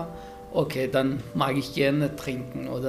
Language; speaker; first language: German; non-native, fluent; Persian